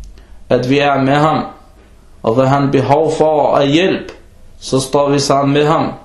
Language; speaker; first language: Danish; early bilingual, other home language; Arabic